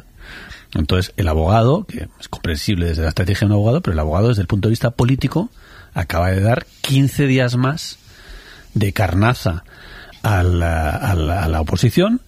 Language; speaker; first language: Spanish; native; Spanish